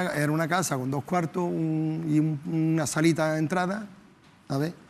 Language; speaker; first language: Spanish; native; Spanish